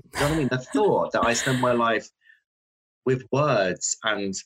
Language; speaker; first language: English; native; English